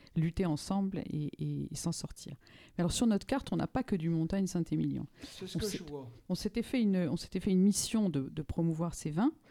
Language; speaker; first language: French; native; French